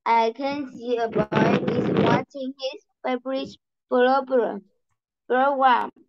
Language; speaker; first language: English; non-native, learner; Vietnamese